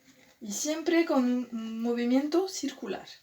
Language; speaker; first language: Spanish; non-native, fluent; French